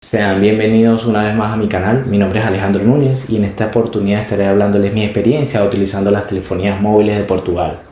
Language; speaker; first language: Spanish; native; Spanish